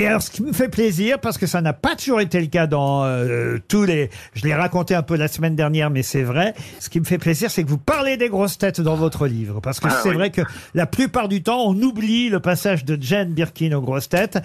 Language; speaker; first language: French; native; French